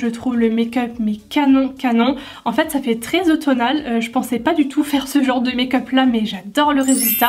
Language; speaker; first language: French; native; French